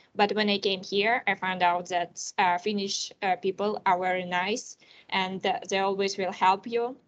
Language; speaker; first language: English; non-native, learner; Russian